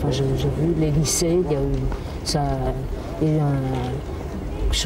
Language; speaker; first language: French; native; French